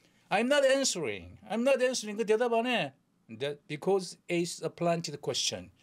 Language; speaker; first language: English; non-native, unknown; Korean